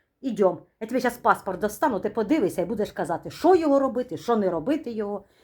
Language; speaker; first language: Ukrainian; native; Ukrainian